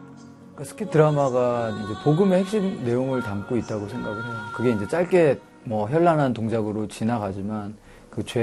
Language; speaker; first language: Korean; native; Korean